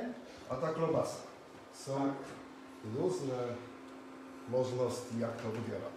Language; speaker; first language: Czech; non-native, fluent; Polish